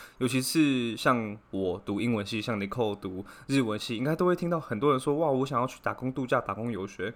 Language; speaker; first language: Chinese; native; Chinese